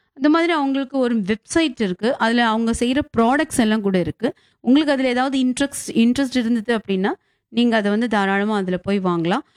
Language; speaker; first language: Tamil; native; Tamil